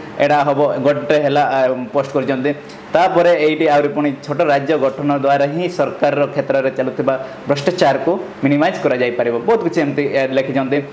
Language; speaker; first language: Odia; non-native, local second language; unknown